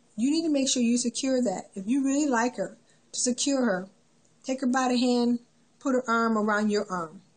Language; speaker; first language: English; native; English